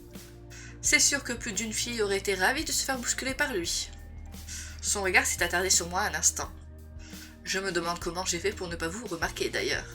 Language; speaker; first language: French; native; French